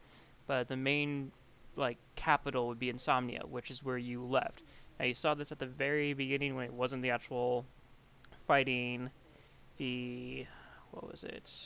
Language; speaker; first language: English; native; English